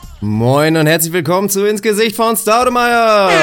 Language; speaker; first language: German; native; German